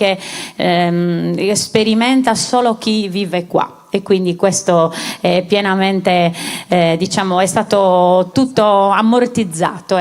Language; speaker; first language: Italian; native; Italian